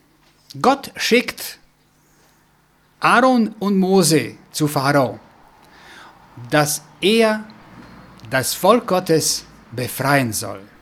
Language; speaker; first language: German; non-native, fluent; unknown